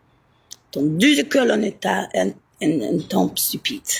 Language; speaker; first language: French; non-native, learner; Italian